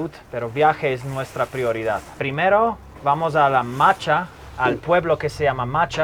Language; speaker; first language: Spanish; non-native, learner; Slovak